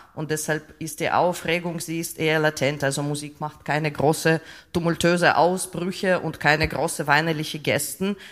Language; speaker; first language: German; non-native, fluent; Russian